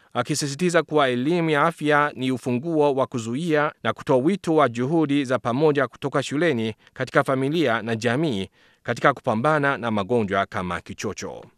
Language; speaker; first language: Swahili; non-native, fluent; Chinese